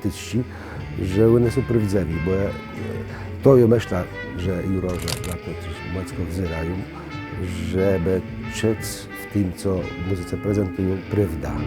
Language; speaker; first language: Polish; native; Polish